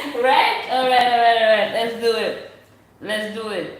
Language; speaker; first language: English; non-native, local second language; French